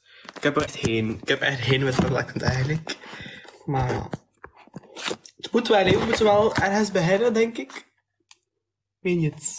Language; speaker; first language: Dutch; non-native, local second language; French